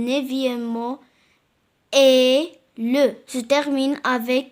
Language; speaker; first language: French; non-native, learner; Arabic